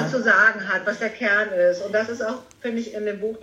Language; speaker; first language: German; native; German